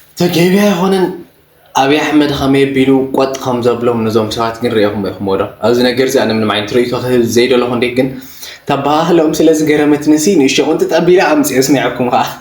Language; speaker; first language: Tigrinya; native; Tigrinya